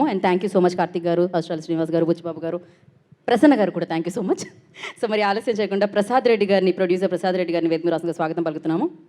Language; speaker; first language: Telugu; native; Telugu